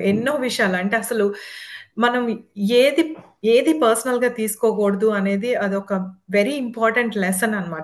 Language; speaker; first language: Telugu; native; Telugu